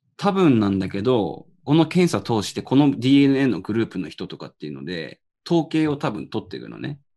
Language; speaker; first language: Japanese; native; Japanese